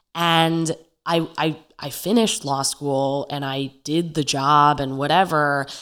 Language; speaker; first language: English; native; English